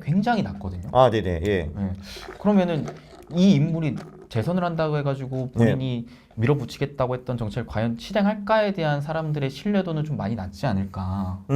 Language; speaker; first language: Korean; native; Korean